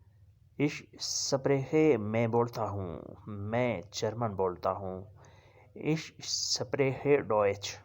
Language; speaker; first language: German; non-native, learner; Urdu